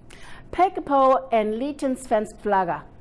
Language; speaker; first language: Swedish; non-native, fluent; English